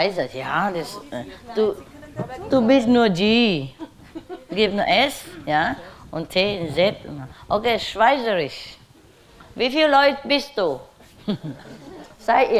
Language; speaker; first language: German; non-native, learner; Vietnamese